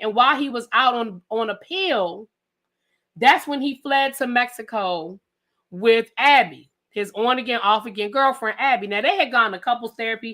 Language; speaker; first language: English; native; English